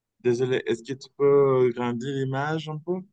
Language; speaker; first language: French; non-native, fluent; Spanish